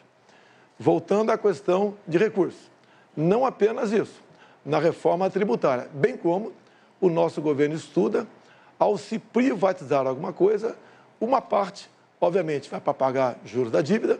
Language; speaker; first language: Portuguese; native; Portuguese